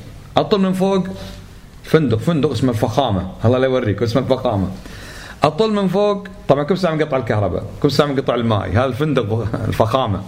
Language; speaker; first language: Arabic; native; Arabic